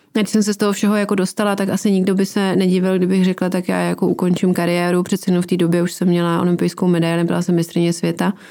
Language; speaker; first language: Czech; native; Czech